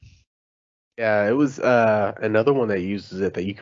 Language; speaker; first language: English; native; English